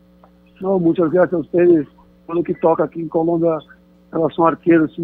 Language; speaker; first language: Spanish; non-native, fluent; Portuguese